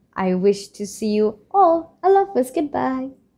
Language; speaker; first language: English; non-native, local second language; Bangla